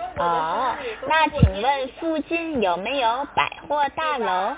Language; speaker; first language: Chinese; native; Chinese